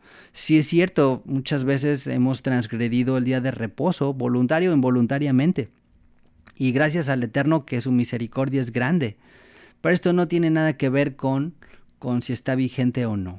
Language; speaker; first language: Spanish; native; Spanish